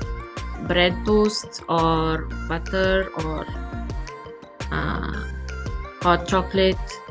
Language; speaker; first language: Hindi; non-native, learner; French